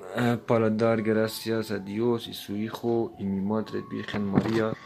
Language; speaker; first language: Spanish; non-native, learner; Persian